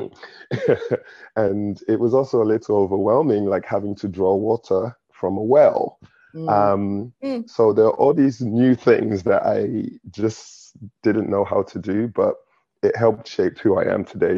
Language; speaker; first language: English; native; English